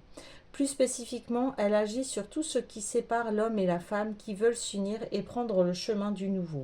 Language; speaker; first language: French; native; French